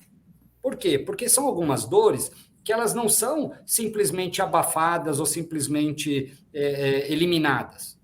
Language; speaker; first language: Portuguese; native; Portuguese